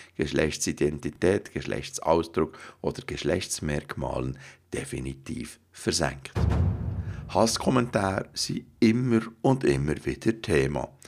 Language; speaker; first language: German; native; German